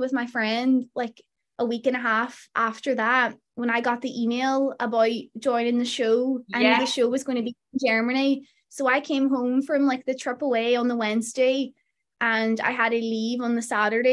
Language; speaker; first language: English; native; English